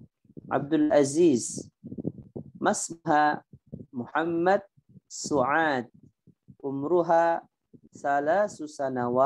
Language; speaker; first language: Arabic; non-native, fluent; Indonesian